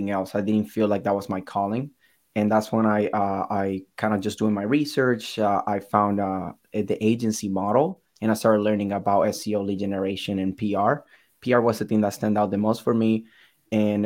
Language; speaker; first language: English; non-native, fluent; Spanish